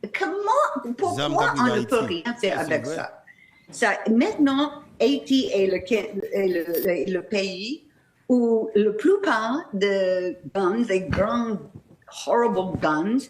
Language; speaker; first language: French; non-native, fluent; English